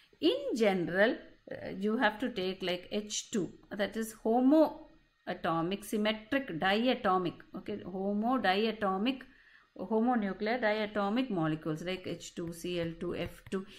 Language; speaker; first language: English; non-native, local second language; Malayalam